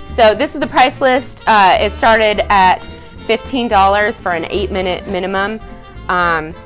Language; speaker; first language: English; native; English